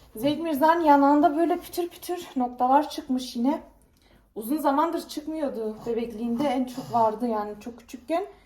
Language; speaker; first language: Turkish; early bilingual, heritage; Turkish